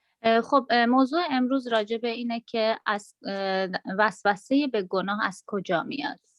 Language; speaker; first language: Persian; native; Persian